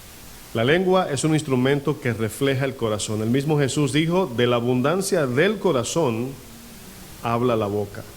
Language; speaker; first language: Spanish; native; Spanish